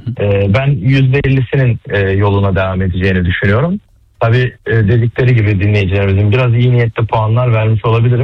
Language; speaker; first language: Turkish; native; Turkish